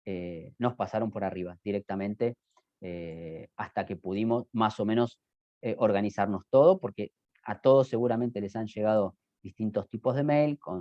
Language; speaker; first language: Spanish; native; Spanish